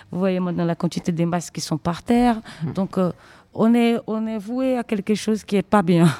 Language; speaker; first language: French; non-native, fluent; Portuguese